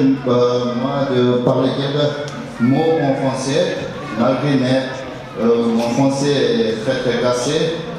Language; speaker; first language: French; non-native, learner; Tibetan